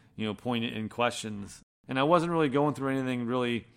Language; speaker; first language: English; native; English